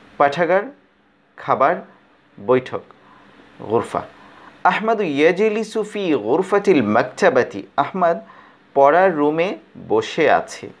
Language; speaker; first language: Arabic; non-native, fluent; Bangla